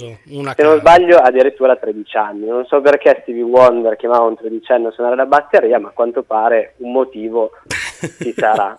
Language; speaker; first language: Italian; native; Italian